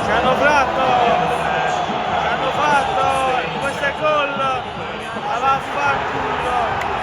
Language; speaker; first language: Italian; native; Italian